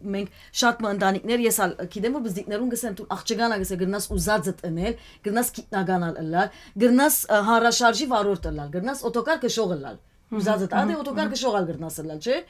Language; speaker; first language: Armenian; native; Armenian